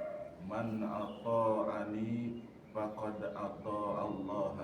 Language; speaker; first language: Arabic; non-native, learner; Indonesian